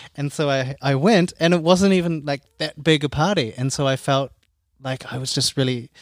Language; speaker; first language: English; native; English